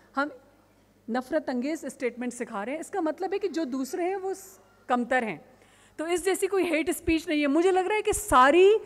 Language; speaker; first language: Urdu; non-native, local second language; Sindhi